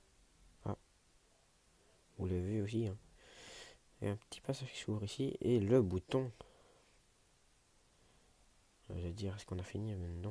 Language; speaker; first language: French; native; French